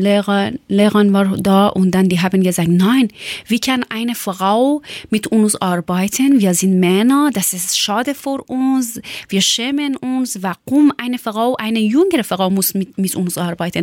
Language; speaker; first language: German; non-native, fluent; Persian